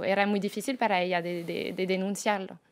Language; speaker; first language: Spanish; non-native, fluent; French